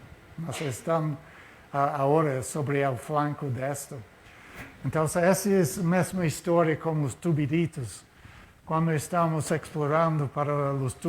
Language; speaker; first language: Portuguese; non-native, learner; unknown